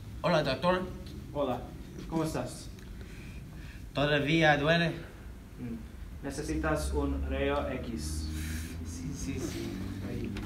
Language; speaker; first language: Spanish; non-native, learner; English